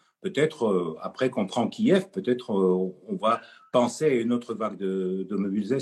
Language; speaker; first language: French; non-native, fluent; Russian